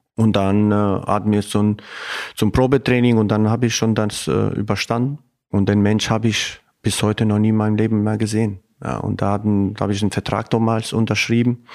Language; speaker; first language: German; non-native, fluent; Albanian